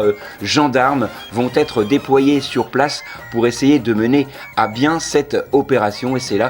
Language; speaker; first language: French; native; French